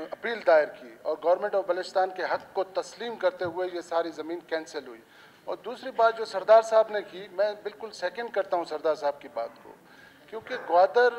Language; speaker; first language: Urdu; non-native, local second language; Baluchi